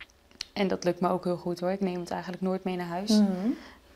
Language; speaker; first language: Dutch; native; Dutch